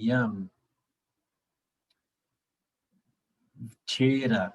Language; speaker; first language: Russian; non-native, learner; Portuguese